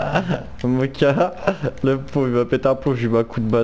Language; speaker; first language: French; native; French